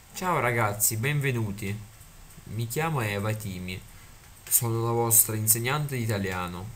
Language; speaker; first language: Italian; non-native, fluent; Russian